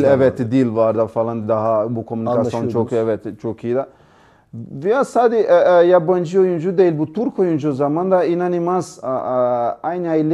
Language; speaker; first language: Turkish; non-native, learner; Portuguese